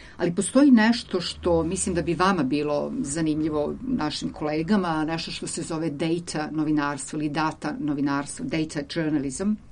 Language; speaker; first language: Serbian; native; Serbian